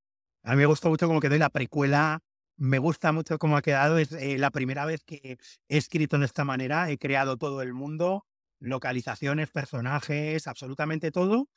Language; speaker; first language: Spanish; native; Spanish